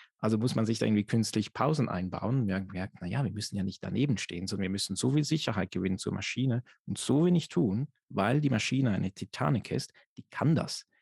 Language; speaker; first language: German; native; German